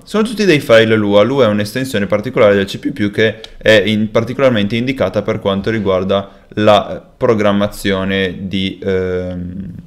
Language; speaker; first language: Italian; native; Italian